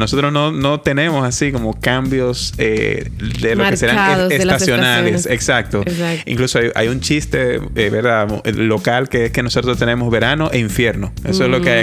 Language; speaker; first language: Spanish; native; Spanish